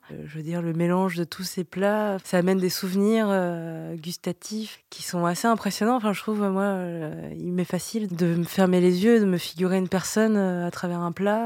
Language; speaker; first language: French; early bilingual, other home language; Vietnamese